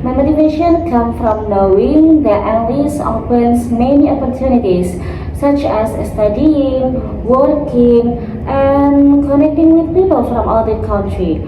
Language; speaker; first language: English; non-native, learner; Indonesian